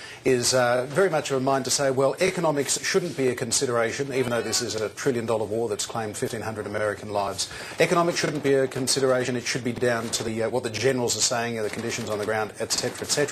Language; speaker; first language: English; native; English